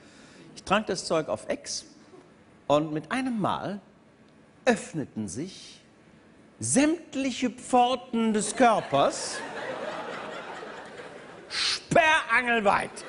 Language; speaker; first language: German; native; German